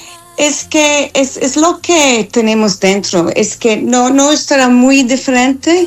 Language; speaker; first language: Spanish; non-native, fluent; English